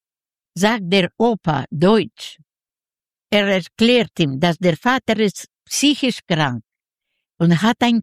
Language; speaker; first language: German; non-native, learner; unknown